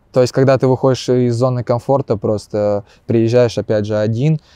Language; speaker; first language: Russian; native; Russian